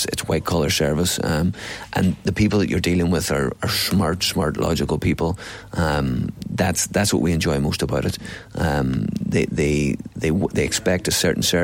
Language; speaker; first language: English; native; English